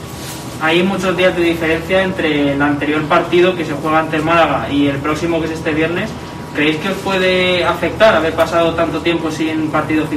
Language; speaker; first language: Spanish; native; Spanish